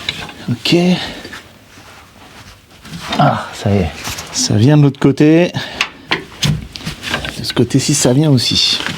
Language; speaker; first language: French; native; French